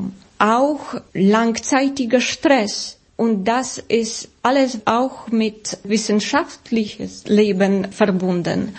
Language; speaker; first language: German; non-native, fluent; Polish